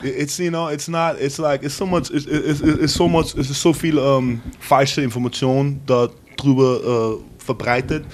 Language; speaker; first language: English; non-native, fluent; German